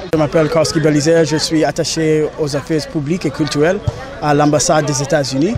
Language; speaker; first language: French; non-native, learner; English